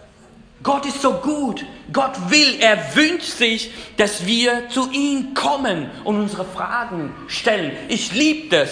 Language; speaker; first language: German; non-native, fluent; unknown